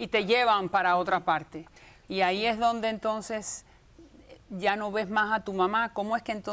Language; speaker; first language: Spanish; native; Spanish